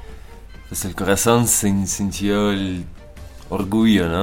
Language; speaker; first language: Spanish; non-native, learner; Russian